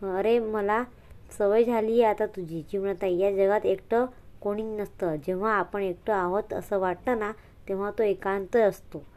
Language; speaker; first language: Marathi; non-native, local second language; Hindi